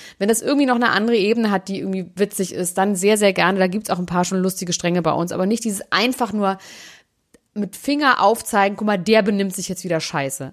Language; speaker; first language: German; native; German